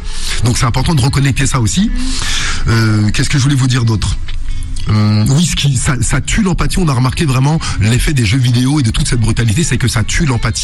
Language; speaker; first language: French; native; French